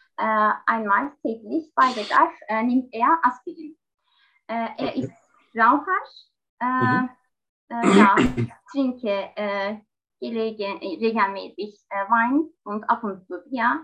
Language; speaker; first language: German; non-native, learner; Turkish